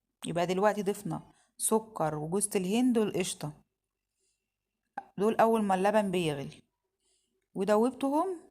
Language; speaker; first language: Arabic; native; Arabic